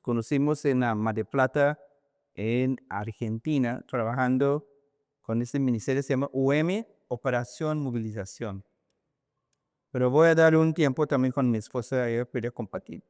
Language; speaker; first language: Spanish; non-native, learner; English